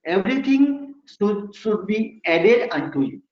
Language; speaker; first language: Hindi; non-native, local second language; Bangla